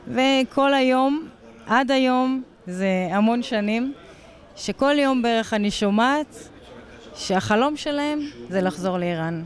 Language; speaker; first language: Hebrew; early bilingual, other home language; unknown